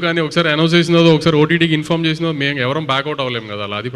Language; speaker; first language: Telugu; native; Telugu